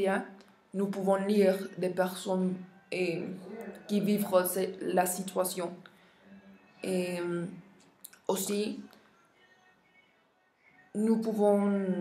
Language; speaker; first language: French; non-native, learner; Spanish